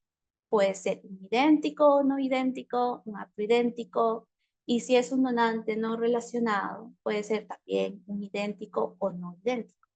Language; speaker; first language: Spanish; native; Spanish